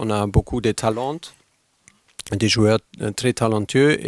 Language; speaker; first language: French; non-native, fluent; German